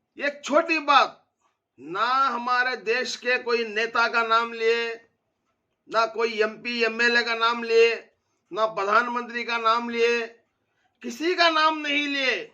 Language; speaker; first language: Hindi; native; Hindi